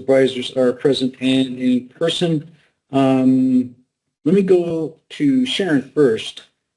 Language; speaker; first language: English; native; English